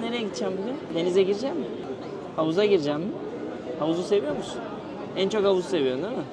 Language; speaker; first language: Turkish; native; Turkish